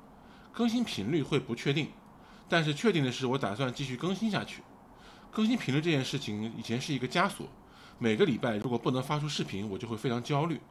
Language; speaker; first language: Chinese; native; Chinese